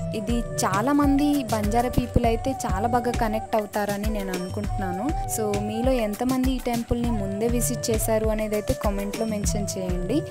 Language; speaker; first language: Telugu; non-native, local second language; Lambadi